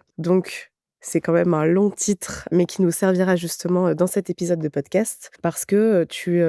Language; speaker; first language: French; native; French